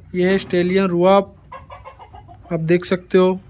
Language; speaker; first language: Hindi; non-native, local second language; Gujarati